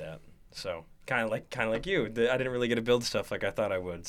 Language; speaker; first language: English; native; English